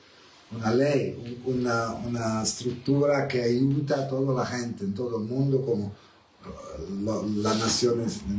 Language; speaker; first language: Spanish; non-native, learner; Italian